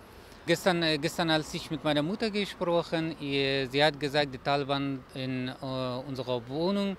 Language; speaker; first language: German; non-native, learner; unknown